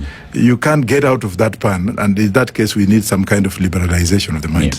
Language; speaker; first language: English; non-native, local second language; Luyia